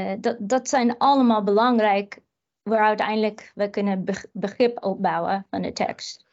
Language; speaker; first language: Dutch; non-native, fluent; English